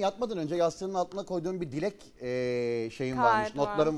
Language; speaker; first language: Turkish; native; Turkish